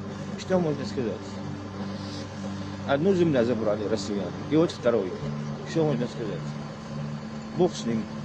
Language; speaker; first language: Russian; non-native, learner; Arabic